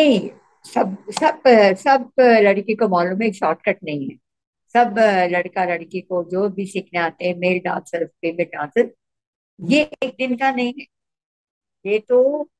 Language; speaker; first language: Hindi; non-native, local second language; Tamil